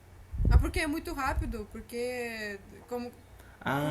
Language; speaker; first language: Portuguese; non-native, learner; Russian